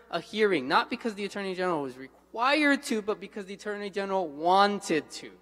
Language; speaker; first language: English; native; English